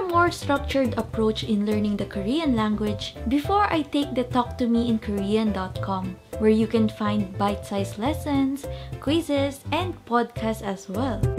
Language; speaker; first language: English; non-native, local second language; Filipino